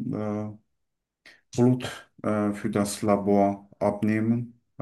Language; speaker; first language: German; non-native, learner; Turkish